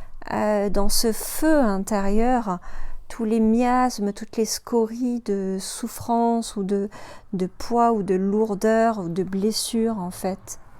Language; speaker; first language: French; native; French